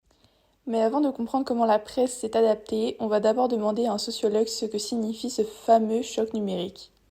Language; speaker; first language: French; native; French